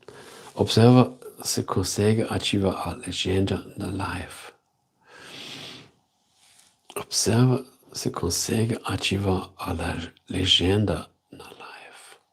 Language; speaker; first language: Portuguese; non-native, learner; German